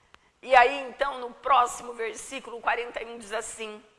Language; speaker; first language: Portuguese; native; Portuguese